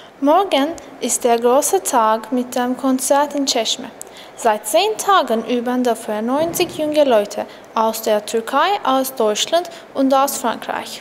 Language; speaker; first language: German; non-native, learner; Turkish